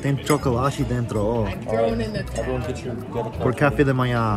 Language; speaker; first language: Portuguese; non-native, learner; English